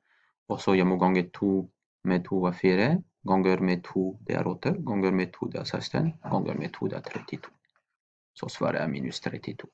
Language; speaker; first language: Norwegian; non-native, fluent; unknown